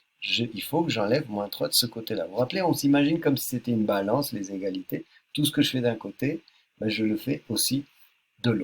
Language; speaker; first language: French; native; French